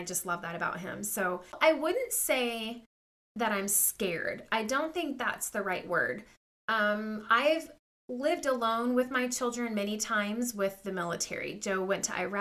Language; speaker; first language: English; native; English